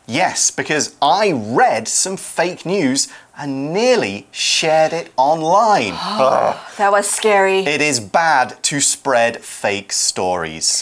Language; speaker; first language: English; native; English